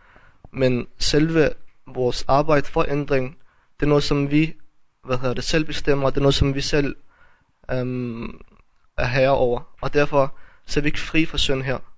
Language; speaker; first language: Danish; early bilingual, other home language; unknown